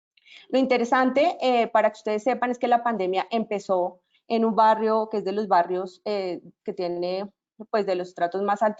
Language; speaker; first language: Spanish; native; Spanish